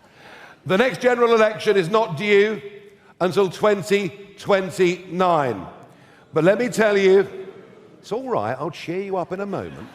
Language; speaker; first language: English; native; English